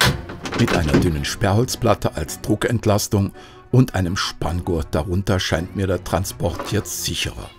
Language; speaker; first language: German; native; German